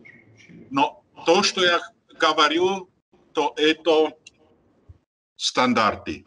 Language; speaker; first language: Russian; non-native, learner; Slovak